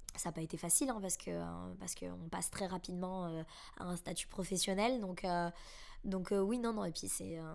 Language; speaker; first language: French; native; French